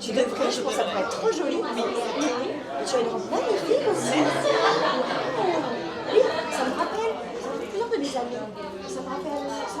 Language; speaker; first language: French; non-native, learner; English